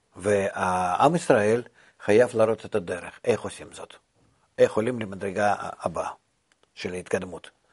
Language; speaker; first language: Hebrew; non-native, fluent; Russian